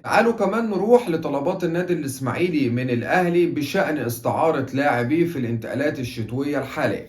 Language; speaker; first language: Arabic; native; Arabic